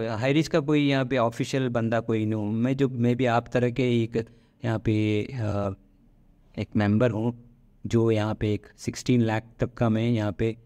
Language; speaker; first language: Hindi; non-native, local second language; Malayalam